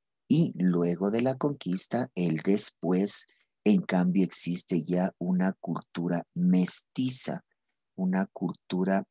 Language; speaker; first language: Spanish; native; Spanish